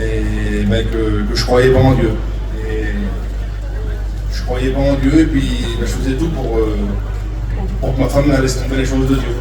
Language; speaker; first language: French; native; French